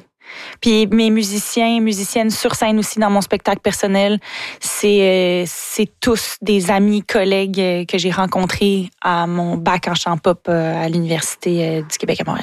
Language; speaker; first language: French; native; French